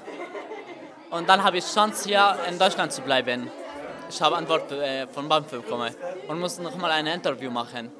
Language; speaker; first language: German; non-native, learner; Arabic